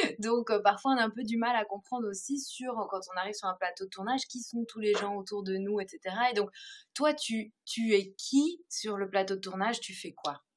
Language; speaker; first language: French; native; French